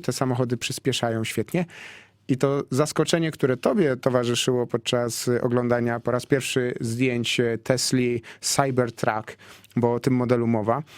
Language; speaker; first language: Polish; native; Polish